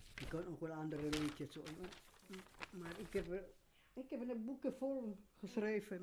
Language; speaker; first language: Dutch; non-native, learner; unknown